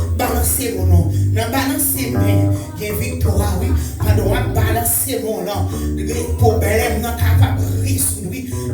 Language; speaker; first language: French; non-native, local second language; Haitian Creole